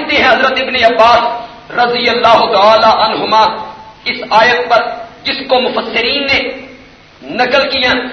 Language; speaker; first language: Urdu; non-native, local second language; Punjabi